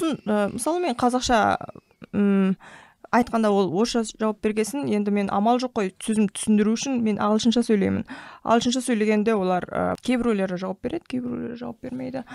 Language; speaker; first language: Kazakh; early bilingual, heritage; Kazakh